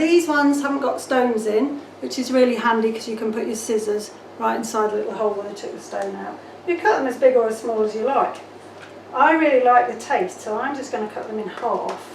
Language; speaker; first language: English; native; English